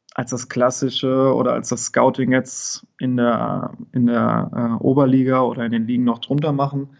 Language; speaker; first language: German; native; German